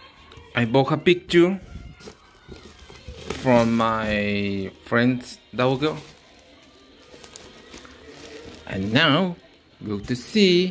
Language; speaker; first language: English; non-native, learner; Spanish